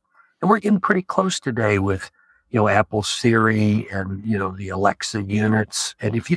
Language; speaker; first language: English; native; English